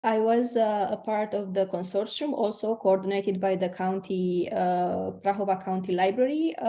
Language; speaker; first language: English; non-native, fluent; Romanian